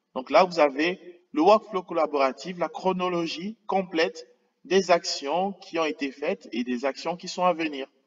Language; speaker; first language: French; native; French